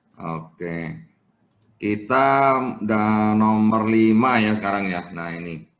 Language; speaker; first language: Indonesian; native; Indonesian